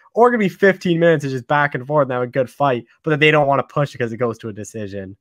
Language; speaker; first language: English; native; English